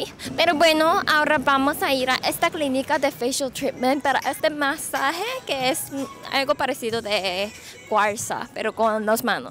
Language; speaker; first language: Spanish; non-native, fluent; Korean